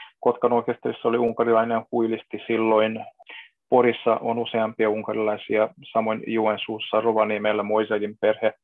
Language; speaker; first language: Finnish; non-native, fluent; Hungarian